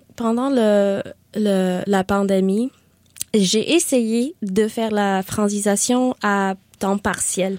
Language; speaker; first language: French; non-native, local second language; English